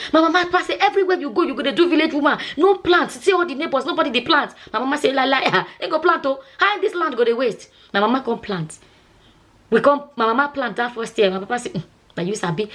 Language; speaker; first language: Nigerian Pidgin; non-native, local second language; Igbo